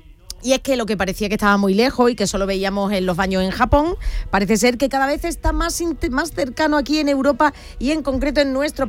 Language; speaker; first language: Spanish; native; Spanish